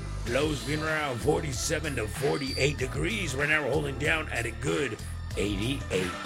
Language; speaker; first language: English; early bilingual, other home language; Spanish